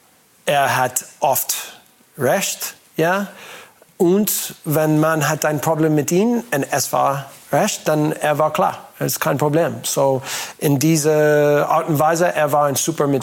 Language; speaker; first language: German; non-native, learner; English